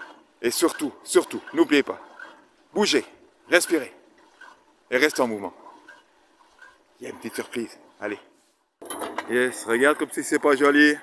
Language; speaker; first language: French; native; French